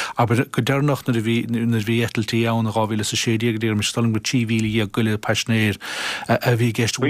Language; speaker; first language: Irish; native; Irish